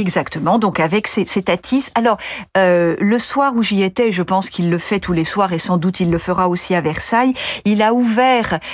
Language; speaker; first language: French; native; French